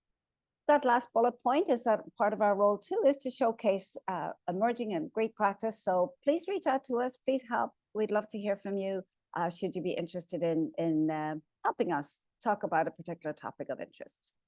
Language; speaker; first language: English; native; English